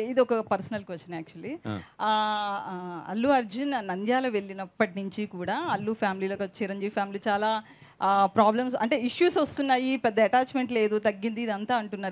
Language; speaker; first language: Telugu; native; Telugu